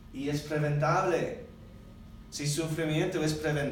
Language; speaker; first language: Spanish; non-native, learner; English